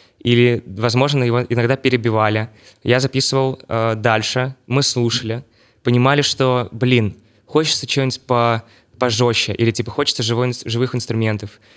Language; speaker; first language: Russian; native; Russian